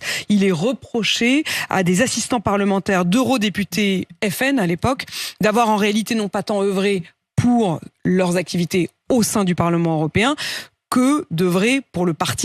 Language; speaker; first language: French; native; French